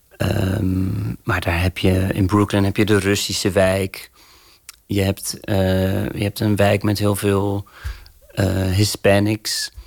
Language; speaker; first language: Dutch; native; Dutch